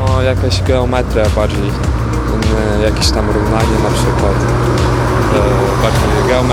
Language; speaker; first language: Polish; non-native, local second language; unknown